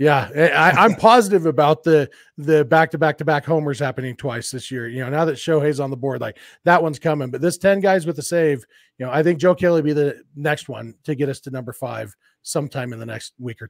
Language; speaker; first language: English; native; English